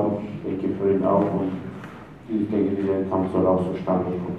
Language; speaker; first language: German; non-native, fluent; Armenian